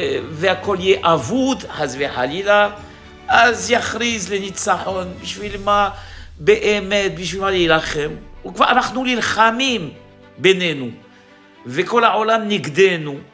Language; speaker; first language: Hebrew; non-native, fluent; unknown